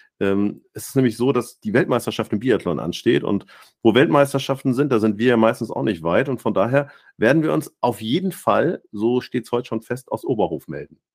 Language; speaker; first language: German; native; German